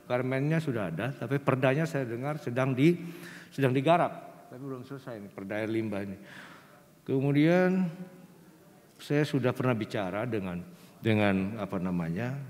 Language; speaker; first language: Indonesian; native; Indonesian